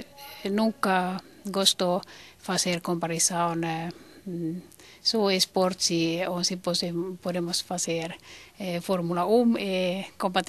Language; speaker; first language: Portuguese; non-native, learner; Finnish